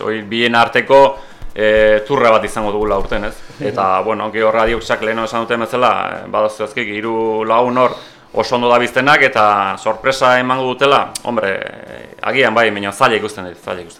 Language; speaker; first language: Basque; native; Basque